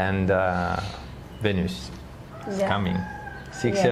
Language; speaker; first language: English; non-native, learner; French